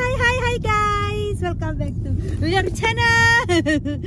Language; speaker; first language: English; non-native, learner; Indonesian